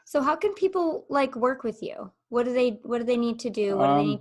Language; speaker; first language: English; native; English